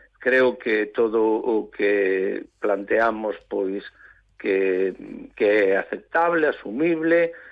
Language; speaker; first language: Galician; native; Galician